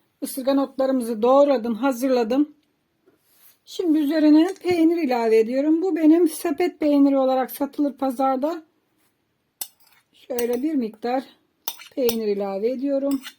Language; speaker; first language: Turkish; native; Turkish